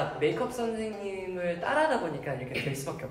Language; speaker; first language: Korean; native; Korean